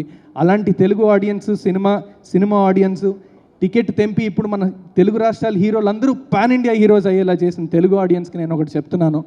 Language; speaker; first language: Telugu; native; Telugu